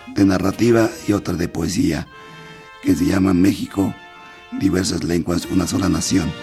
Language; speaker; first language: Spanish; non-native, local second language; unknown